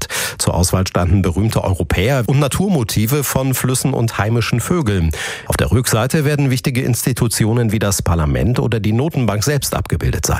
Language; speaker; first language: German; native; German